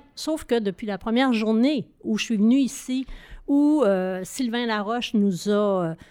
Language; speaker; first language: French; native; French